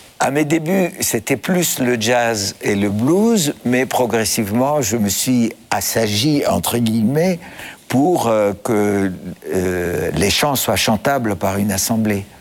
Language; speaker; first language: French; non-native, fluent; Greek